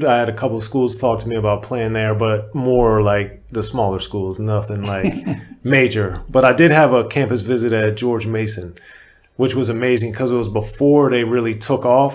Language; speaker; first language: English; native; English